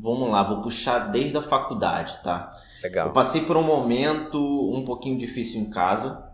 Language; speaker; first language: Portuguese; native; Portuguese